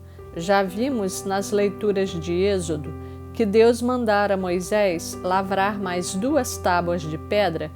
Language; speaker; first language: Portuguese; native; Portuguese